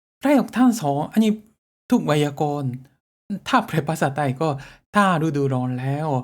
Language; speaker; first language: Thai; non-native, fluent; Japanese